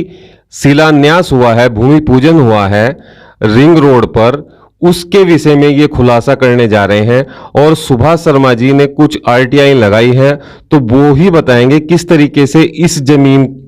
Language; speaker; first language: Hindi; native; Hindi